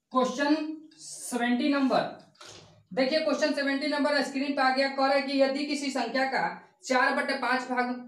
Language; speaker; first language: Hindi; native; Hindi